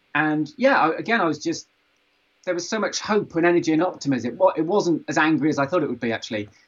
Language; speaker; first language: English; native; English